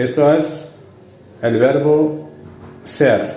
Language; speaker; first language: Spanish; non-native, fluent; Arabic